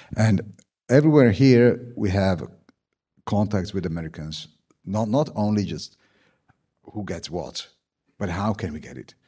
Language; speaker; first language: English; non-native, fluent; Slovak